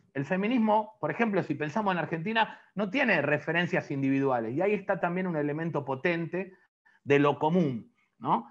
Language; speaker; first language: Spanish; native; Spanish